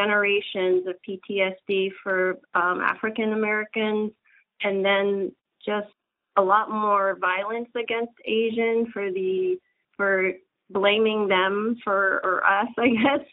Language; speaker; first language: English; early bilingual, other home language; Japanese